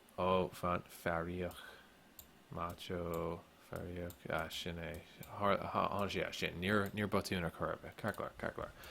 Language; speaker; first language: Irish; non-native, local second language; English